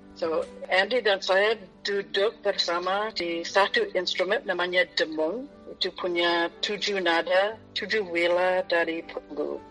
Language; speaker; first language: Indonesian; non-native, fluent; English